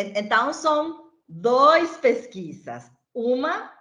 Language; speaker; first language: Portuguese; non-native, learner; Spanish